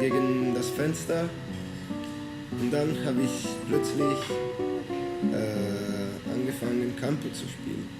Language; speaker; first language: German; non-native, fluent; Italian